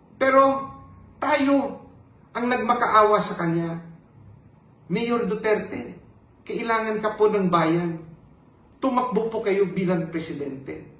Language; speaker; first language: Filipino; non-native, local second language; Hiligaynon